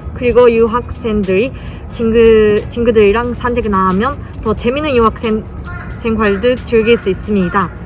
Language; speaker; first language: Korean; non-native, learner; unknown